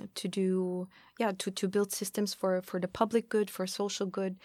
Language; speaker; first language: English; non-native, fluent; German